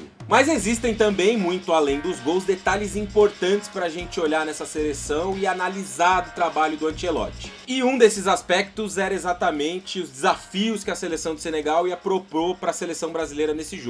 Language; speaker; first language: Portuguese; native; Portuguese